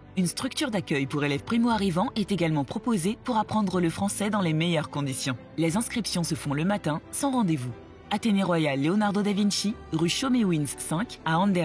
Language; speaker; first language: French; native; French